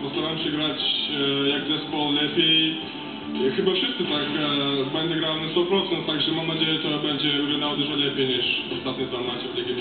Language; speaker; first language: Polish; non-native, fluent; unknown